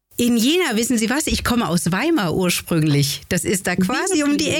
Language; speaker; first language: German; native; German